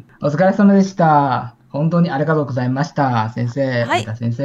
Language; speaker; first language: Japanese; non-native, learner; Chinese